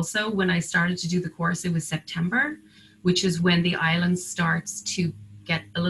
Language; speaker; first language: English; native; English